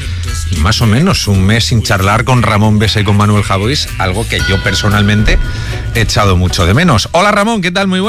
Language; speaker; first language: Spanish; native; Spanish